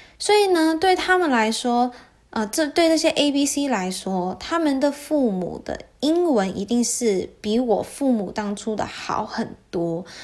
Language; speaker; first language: Chinese; early bilingual, heritage; Chinese